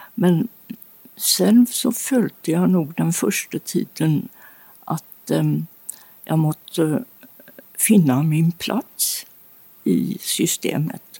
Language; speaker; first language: Swedish; native; Swedish